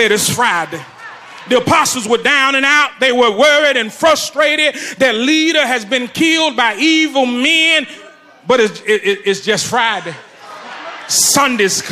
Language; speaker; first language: English; native; English